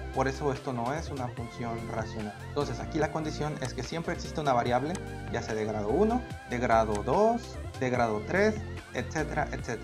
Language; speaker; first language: Spanish; native; Spanish